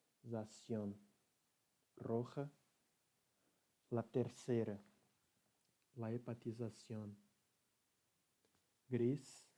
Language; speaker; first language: Spanish; non-native, learner; Portuguese